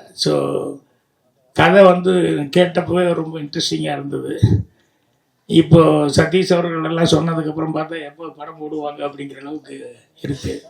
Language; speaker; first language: Tamil; native; Tamil